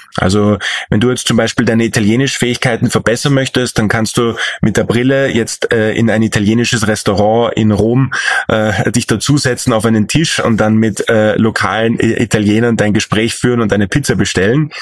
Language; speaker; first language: German; native; German